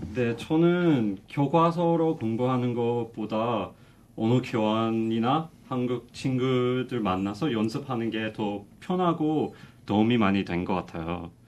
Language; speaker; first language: Korean; non-native, fluent; English